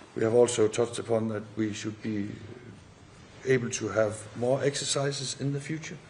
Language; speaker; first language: English; non-native, fluent; Danish